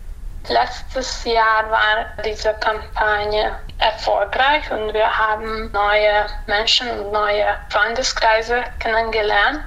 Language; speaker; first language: German; non-native, local second language; Hungarian